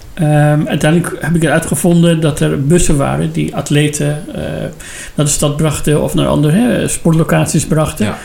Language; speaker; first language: Dutch; non-native, fluent; Persian